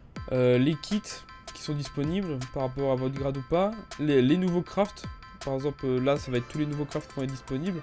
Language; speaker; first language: French; native; French